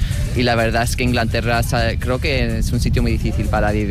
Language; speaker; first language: Spanish; early bilingual, heritage; Spanish